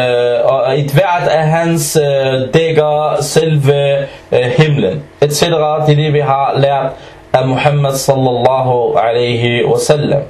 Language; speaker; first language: Danish; early bilingual, other home language; Arabic